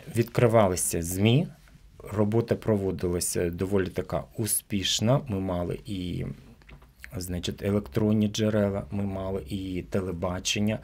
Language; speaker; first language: Ukrainian; non-native, local second language; Crimean Tatar